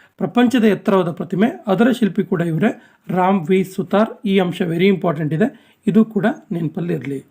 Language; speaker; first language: Kannada; native; Kannada